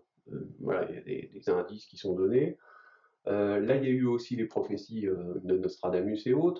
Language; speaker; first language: French; native; French